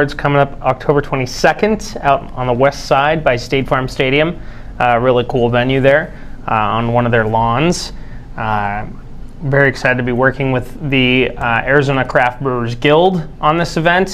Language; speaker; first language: English; non-native, fluent; Spanish